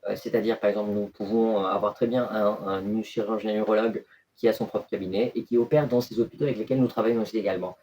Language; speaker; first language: French; early bilingual, other home language; Turkish